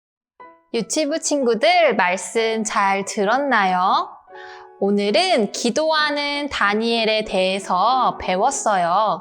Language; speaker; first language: Korean; native; Korean